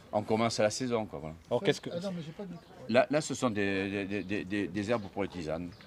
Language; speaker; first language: French; native; French